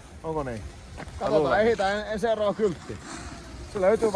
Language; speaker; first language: Finnish; native; Finnish